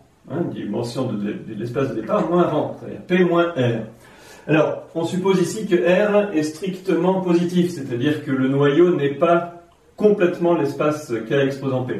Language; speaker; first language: French; native; French